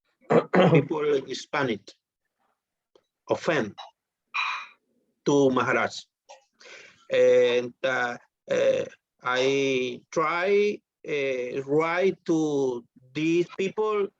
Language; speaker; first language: English; non-native, learner; Spanish